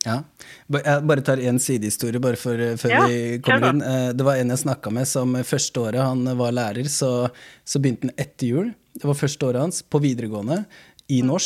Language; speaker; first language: Norwegian; native; Norwegian